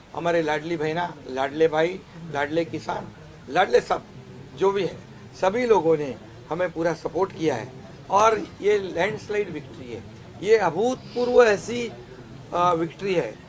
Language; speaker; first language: Hindi; non-native, local second language; Marathi